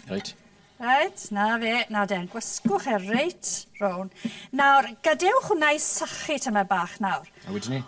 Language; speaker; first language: Welsh; native; Welsh